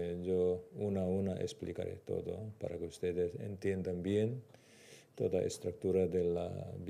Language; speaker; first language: Spanish; non-native, learner; Korean